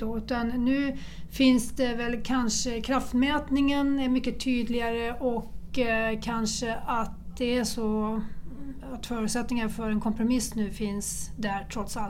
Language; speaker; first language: Swedish; native; Swedish